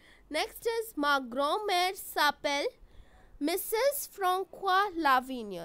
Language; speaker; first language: French; non-native, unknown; Hindi